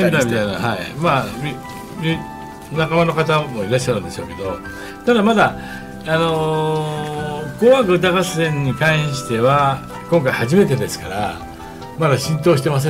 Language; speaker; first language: Japanese; native; Japanese